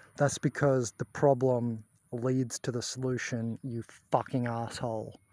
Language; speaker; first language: English; native; English